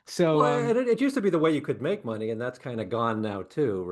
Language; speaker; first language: English; native; English